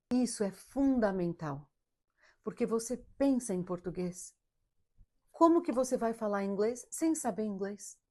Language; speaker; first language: Portuguese; early bilingual, heritage; Portuguese